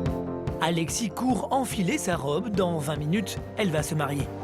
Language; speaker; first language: French; native; French